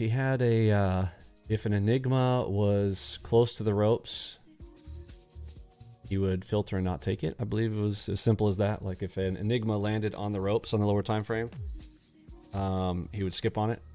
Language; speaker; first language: English; native; English